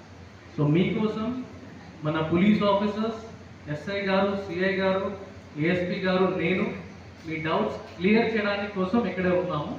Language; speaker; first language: Telugu; non-native, fluent; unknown